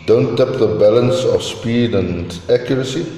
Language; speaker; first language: English; non-native, local second language; Afrikaans